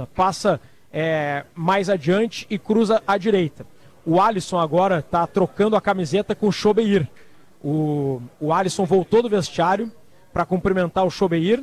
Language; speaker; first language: Portuguese; native; Portuguese